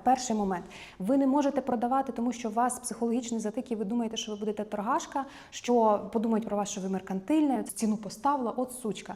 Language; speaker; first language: Ukrainian; native; Ukrainian